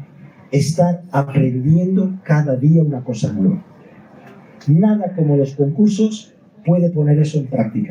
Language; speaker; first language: Spanish; native; Spanish